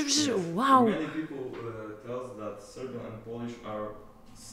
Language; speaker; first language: English; non-native, fluent; Polish